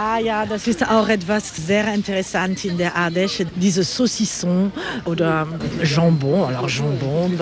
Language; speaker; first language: German; non-native, learner; French